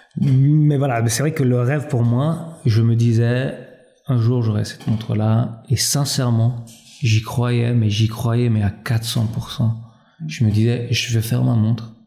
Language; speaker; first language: French; early bilingual, other home language; Albanian